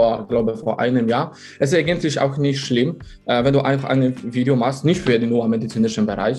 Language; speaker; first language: German; non-native, fluent; Polish